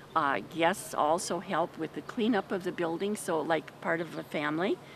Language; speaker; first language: English; native; English